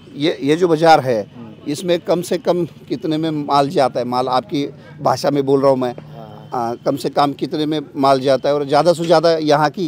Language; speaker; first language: Hindi; non-native, local second language; Marathi